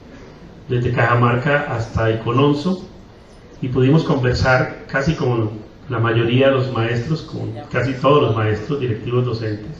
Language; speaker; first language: Spanish; native; Spanish